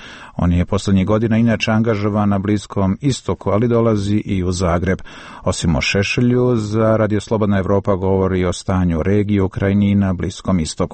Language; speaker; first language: Croatian; native; Croatian